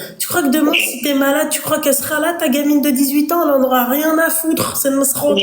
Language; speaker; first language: French; native; French